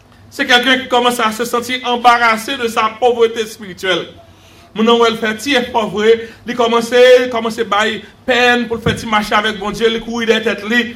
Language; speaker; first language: French; native; French